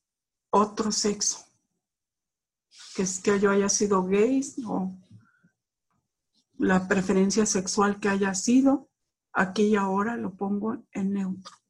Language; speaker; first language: Spanish; native; Spanish